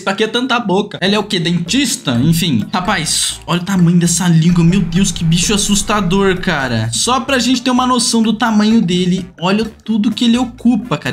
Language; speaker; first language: Portuguese; native; Portuguese